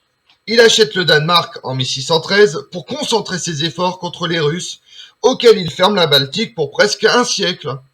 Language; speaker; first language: French; native; French